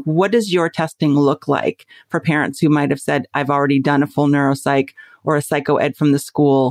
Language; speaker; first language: English; native; English